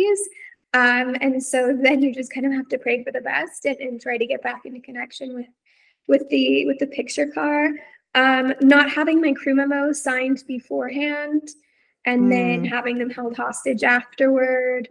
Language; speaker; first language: English; native; English